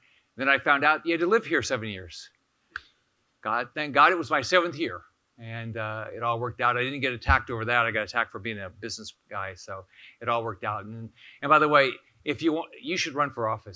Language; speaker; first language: English; native; English